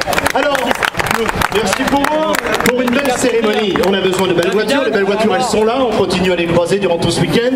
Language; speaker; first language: French; native; French